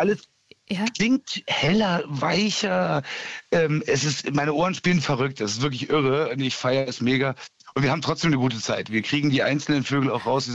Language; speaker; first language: German; native; German